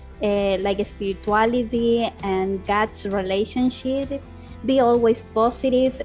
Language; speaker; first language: English; non-native, learner; Spanish